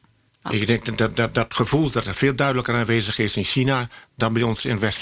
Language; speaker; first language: Dutch; native; Dutch